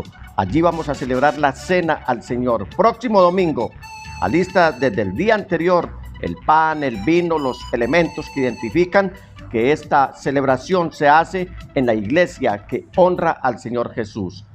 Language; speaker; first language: Spanish; native; Spanish